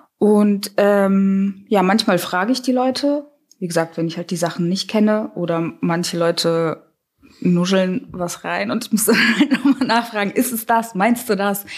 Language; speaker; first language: German; early bilingual, other home language; Russian